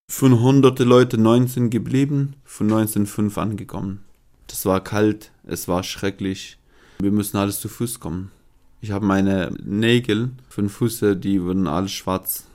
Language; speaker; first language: German; non-native, fluent; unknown